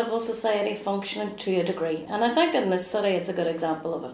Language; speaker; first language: English; native; English